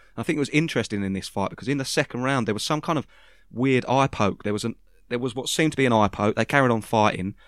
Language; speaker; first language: English; native; English